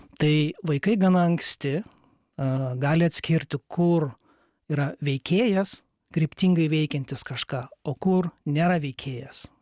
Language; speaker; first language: Lithuanian; native; Lithuanian